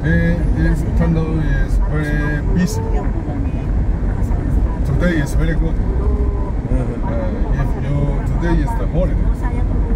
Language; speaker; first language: English; non-native, learner; Cantonese